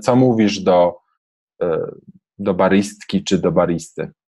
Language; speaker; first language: Polish; native; Polish